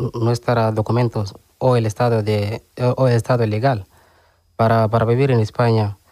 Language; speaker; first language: Spanish; non-native, learner; Arabic